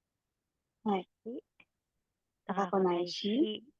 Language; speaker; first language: Japanese; non-native, fluent; Filipino